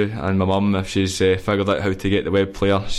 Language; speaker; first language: English; native; English